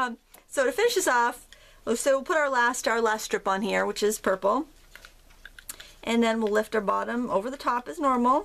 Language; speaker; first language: English; native; English